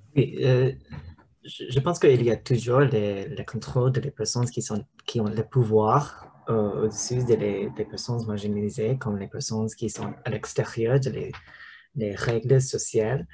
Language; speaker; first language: French; non-native, learner; English